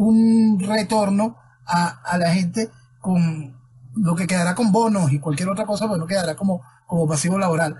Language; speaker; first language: Spanish; native; Spanish